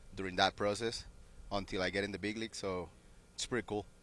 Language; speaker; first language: English; non-native, learner; Spanish